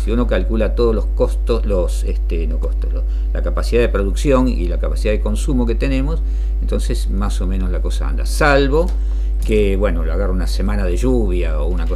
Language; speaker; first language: Spanish; native; Spanish